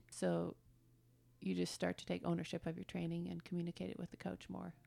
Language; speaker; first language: English; early bilingual, other home language; German